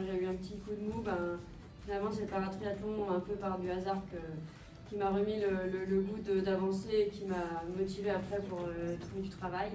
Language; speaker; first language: French; native; French